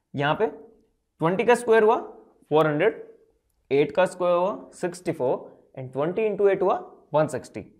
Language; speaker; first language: Hindi; native; Hindi